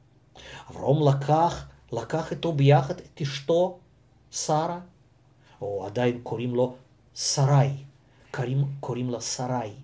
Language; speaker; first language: Hebrew; non-native, fluent; Russian